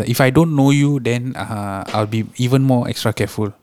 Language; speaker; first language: English; non-native, local second language; Tamil